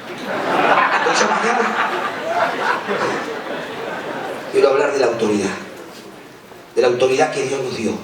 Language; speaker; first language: Spanish; native; Spanish